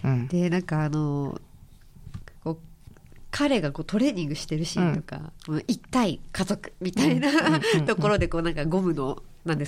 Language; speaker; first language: Japanese; native; Japanese